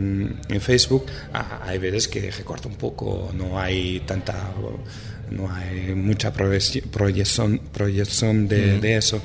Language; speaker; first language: Spanish; non-native, fluent; Portuguese